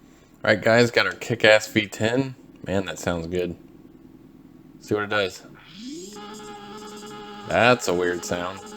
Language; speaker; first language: English; native; English